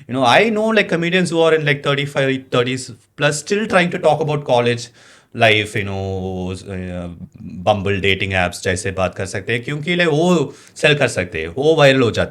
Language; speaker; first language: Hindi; non-native, local second language; Tamil